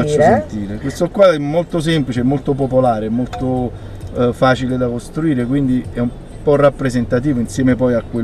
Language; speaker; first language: Italian; native; Italian